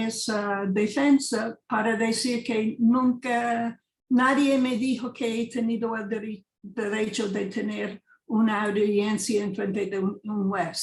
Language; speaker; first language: Spanish; non-native, fluent; English